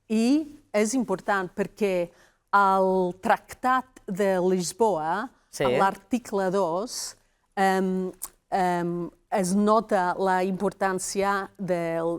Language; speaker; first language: Catalan; non-native, fluent; Welsh